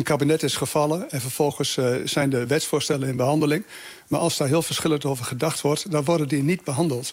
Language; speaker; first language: Dutch; native; Dutch